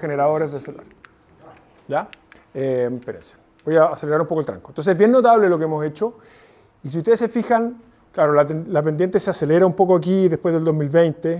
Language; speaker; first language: Spanish; native; Spanish